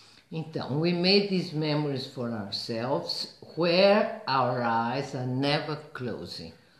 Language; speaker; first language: English; non-native, fluent; Portuguese